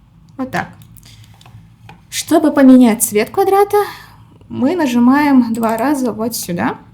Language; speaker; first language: Russian; native; Russian